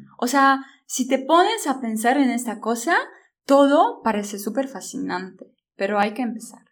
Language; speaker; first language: Spanish; non-native, fluent; Polish